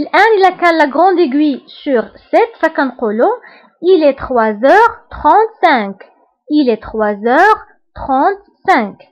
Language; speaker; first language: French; non-native, local second language; Arabic